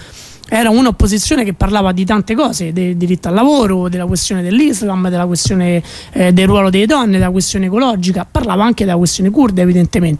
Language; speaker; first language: Italian; native; Italian